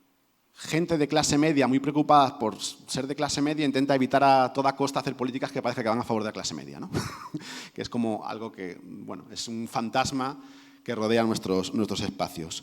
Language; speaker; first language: Spanish; native; Spanish